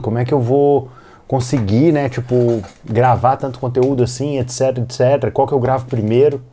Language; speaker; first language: Portuguese; native; Portuguese